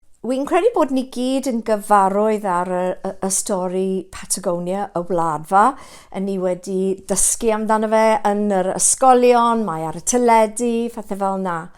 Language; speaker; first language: Welsh; non-native, local second language; English